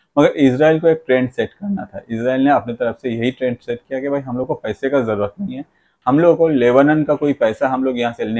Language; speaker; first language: Hindi; non-native, local second language; Bangla